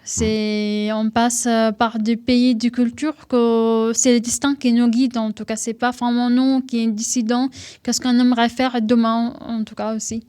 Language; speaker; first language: French; non-native, fluent; Arabic